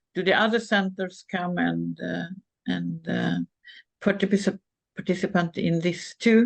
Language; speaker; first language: English; non-native, fluent; Swedish